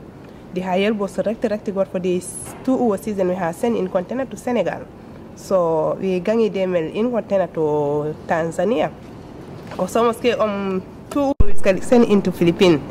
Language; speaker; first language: Danish; non-native, learner; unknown